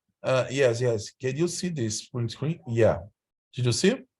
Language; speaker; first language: English; non-native, learner; Portuguese